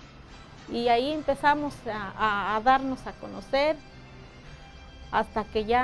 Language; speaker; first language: Spanish; native; Spanish